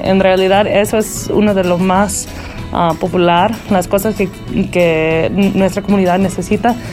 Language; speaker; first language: Spanish; early bilingual, heritage; Spanish